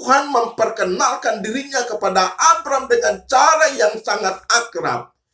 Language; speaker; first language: Indonesian; native; Indonesian